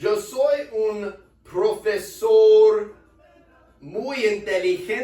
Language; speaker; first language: Spanish; non-native, learner; English